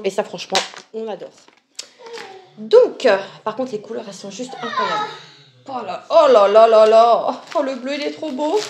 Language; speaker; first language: French; native; French